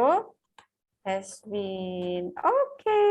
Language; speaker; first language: English; non-native, local second language; Indonesian